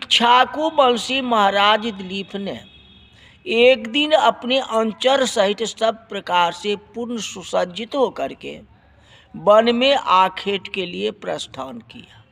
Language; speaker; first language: Hindi; native; Hindi